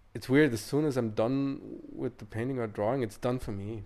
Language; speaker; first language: English; non-native, fluent; Italian